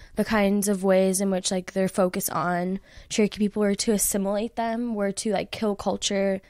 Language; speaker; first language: English; native; English